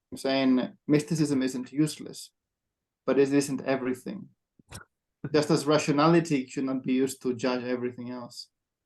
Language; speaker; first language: English; non-native, fluent; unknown